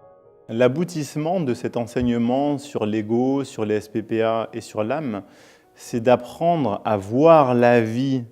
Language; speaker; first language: French; native; French